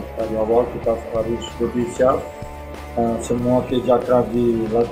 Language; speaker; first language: Indonesian; non-native, fluent; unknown